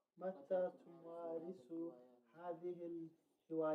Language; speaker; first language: Arabic; non-native, learner; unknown